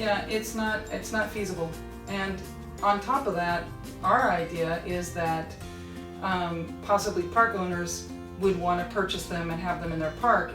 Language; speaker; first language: English; native; English